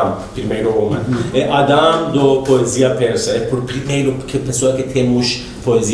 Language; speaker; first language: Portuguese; non-native, learner; Persian